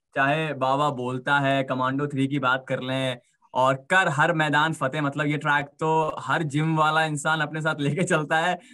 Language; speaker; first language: Hindi; native; Hindi